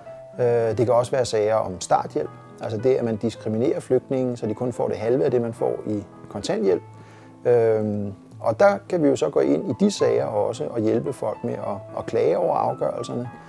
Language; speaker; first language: Danish; native; Danish